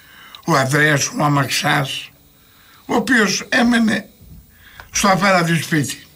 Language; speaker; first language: Greek; native; Greek